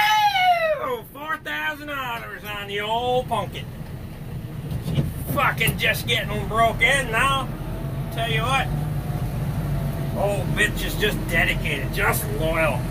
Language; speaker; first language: English; native; English